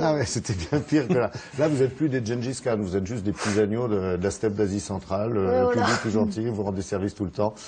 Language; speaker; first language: French; native; French